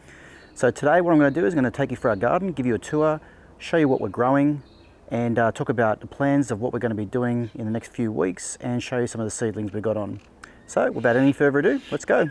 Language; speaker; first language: English; native; English